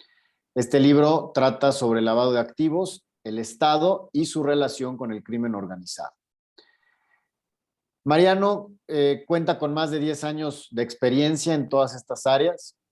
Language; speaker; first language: Spanish; native; Spanish